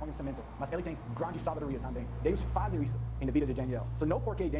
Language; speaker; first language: Portuguese; non-native, learner; English